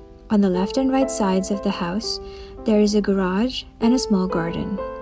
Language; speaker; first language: English; non-native, fluent; Indonesian